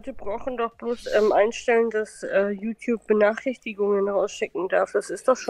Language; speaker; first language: German; native; German